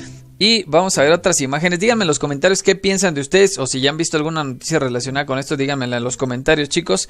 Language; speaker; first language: Spanish; native; Spanish